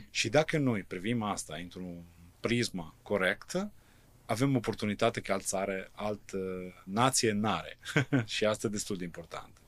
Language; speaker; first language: Romanian; non-native, fluent; Italian